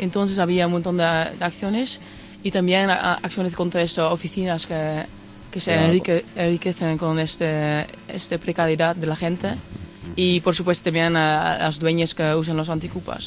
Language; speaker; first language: Spanish; non-native, fluent; Dutch